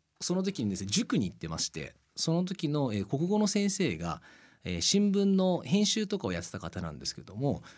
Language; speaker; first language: Japanese; native; Japanese